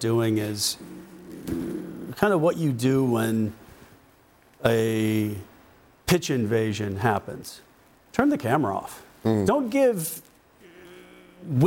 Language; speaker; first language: English; native; English